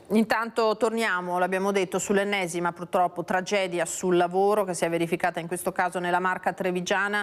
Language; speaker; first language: Italian; native; Italian